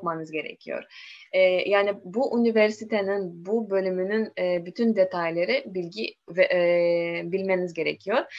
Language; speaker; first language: Turkish; non-native, learner; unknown